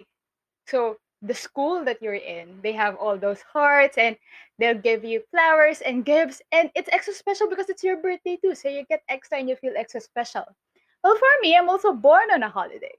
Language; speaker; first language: English; non-native, local second language; Filipino